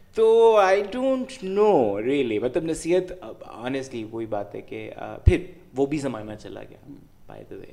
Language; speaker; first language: Urdu; non-native, local second language; Punjabi